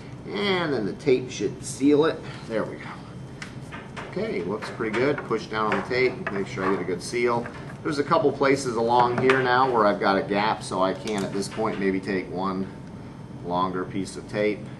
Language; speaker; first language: English; native; English